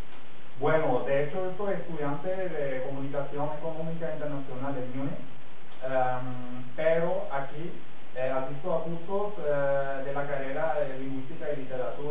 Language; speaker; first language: Spanish; non-native, fluent; German